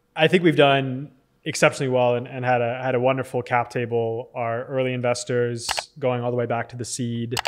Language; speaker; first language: English; native; English